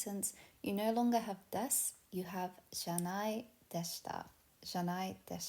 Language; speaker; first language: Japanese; non-native, fluent; English